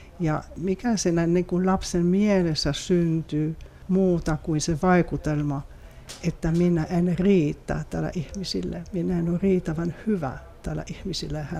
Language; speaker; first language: Finnish; non-native, fluent; French